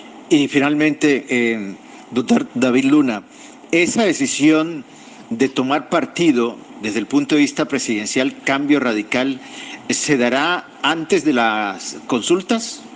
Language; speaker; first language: Spanish; native; Spanish